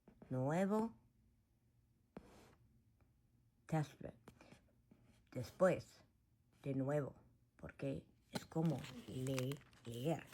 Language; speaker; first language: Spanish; non-native, learner; English